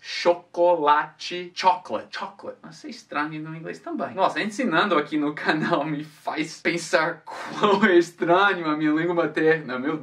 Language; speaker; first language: Portuguese; non-native, fluent; English